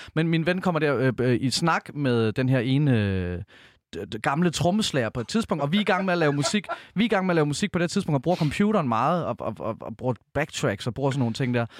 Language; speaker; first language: Danish; native; Danish